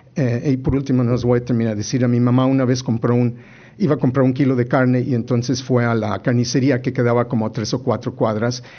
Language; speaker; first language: Spanish; native; Spanish